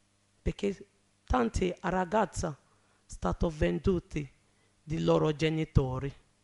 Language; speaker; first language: Italian; non-native, learner; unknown